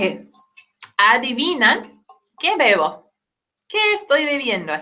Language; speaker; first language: Spanish; non-native, fluent; English